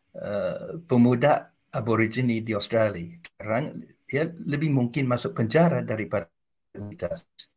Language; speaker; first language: Indonesian; non-native, fluent; English